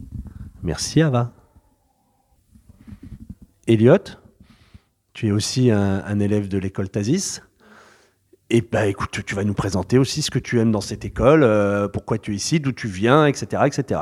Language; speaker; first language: French; native; French